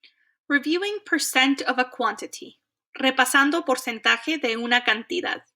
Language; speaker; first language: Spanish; early bilingual, heritage; Spanish